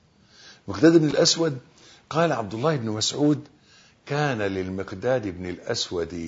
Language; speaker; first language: Arabic; native; Arabic